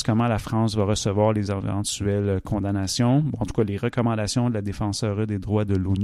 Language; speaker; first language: French; native; French